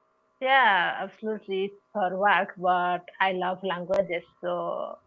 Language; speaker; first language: English; non-native, learner; Odia